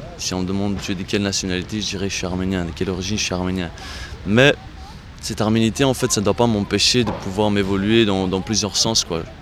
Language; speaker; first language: French; non-native, fluent; Armenian